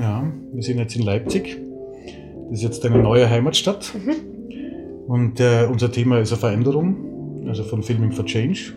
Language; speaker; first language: German; native; German